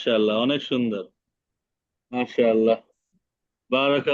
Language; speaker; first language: Hindi; non-native, fluent; Bangla